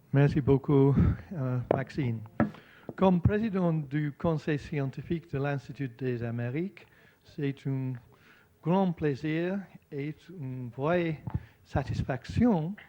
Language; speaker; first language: French; non-native, fluent; English